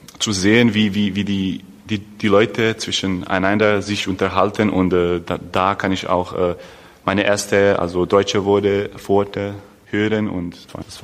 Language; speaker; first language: German; non-native, learner; Bosnian